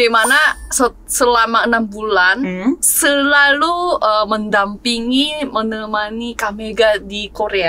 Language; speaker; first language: Indonesian; non-native, fluent; Korean